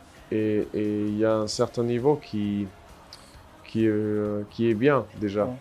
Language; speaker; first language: French; non-native, fluent; German